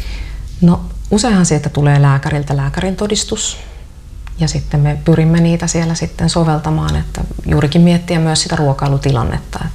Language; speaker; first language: Finnish; native; Finnish